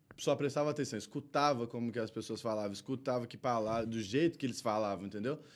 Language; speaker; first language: Portuguese; early bilingual, heritage; Portuguese